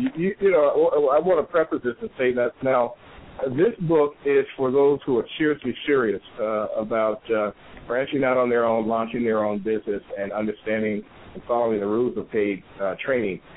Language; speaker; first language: English; native; English